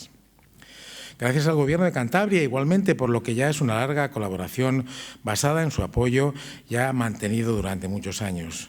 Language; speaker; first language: Spanish; native; Spanish